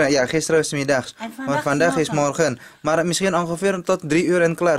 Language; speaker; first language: Dutch; non-native, learner; Indonesian